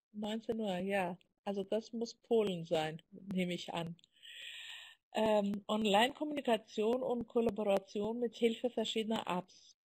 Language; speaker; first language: German; non-native, fluent; Greek